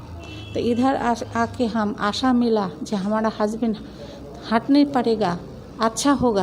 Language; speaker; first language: Hindi; non-native, local second language; Bangla